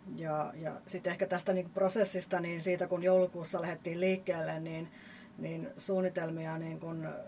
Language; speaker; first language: Finnish; native; Finnish